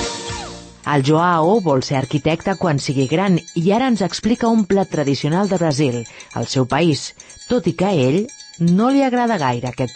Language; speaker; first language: Catalan; native; Catalan